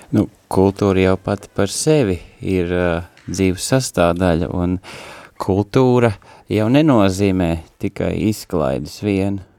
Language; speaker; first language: Latvian; native; Latvian